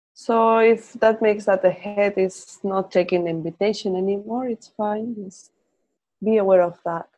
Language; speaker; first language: English; non-native, fluent; Spanish